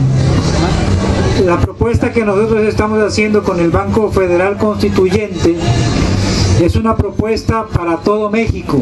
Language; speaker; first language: Spanish; native; Spanish